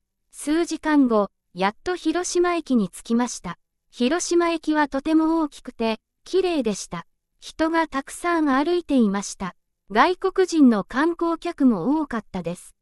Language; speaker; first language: Japanese; non-native, fluent; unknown